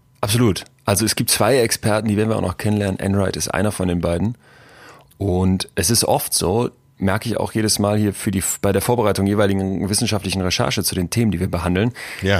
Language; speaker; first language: German; native; German